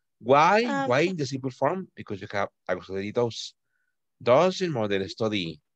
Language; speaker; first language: English; non-native, fluent; Spanish